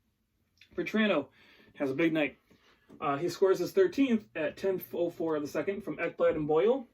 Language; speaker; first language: English; native; English